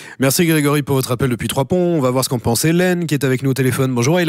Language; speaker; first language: French; native; French